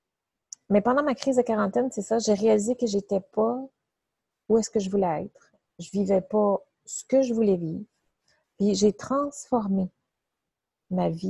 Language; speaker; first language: French; native; French